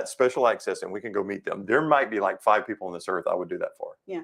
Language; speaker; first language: English; native; English